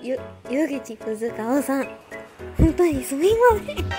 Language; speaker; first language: Japanese; non-native, learner; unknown